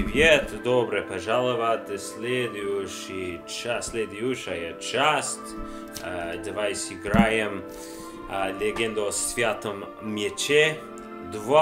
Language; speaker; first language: Russian; non-native, learner; English